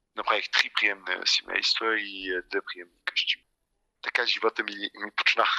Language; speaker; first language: Bulgarian; early bilingual, heritage; Bulgarian